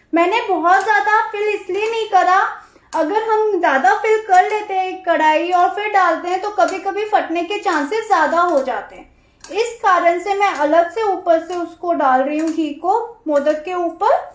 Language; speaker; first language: Hindi; native; Hindi